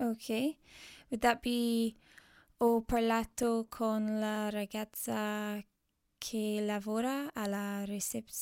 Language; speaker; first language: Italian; non-native, learner; English